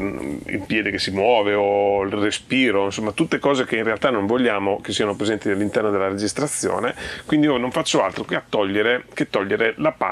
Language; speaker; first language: Italian; native; Italian